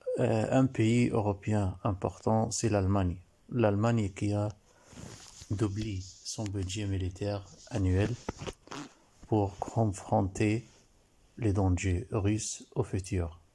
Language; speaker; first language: French; non-native, learner; Arabic